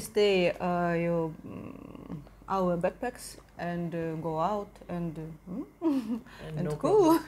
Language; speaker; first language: English; non-native, learner; Russian